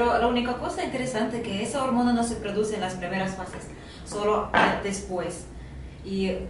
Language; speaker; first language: Spanish; non-native, fluent; Russian